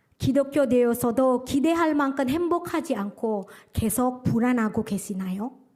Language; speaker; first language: Korean; non-native, fluent; Indonesian